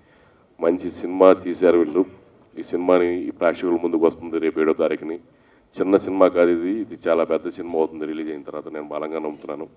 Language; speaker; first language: Telugu; native; Telugu